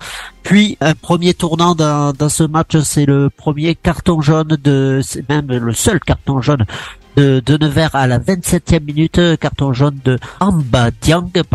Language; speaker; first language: French; native; French